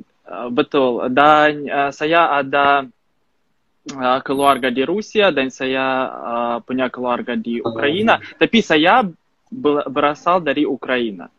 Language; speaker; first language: Indonesian; non-native, fluent; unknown